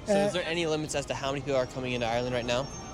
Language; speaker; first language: English; native; English